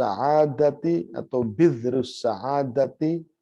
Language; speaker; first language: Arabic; non-native, fluent; Javanese